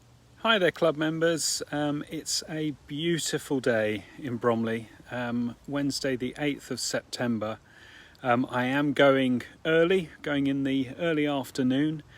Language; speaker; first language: English; native; English